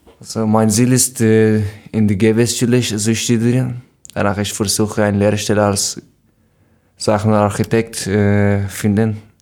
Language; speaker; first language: German; non-native, learner; Persian